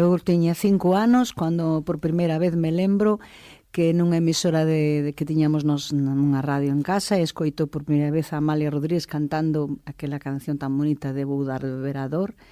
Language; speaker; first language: Galician; early bilingual, other home language; Portuguese